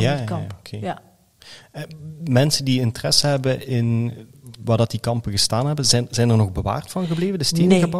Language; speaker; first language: Dutch; native; Dutch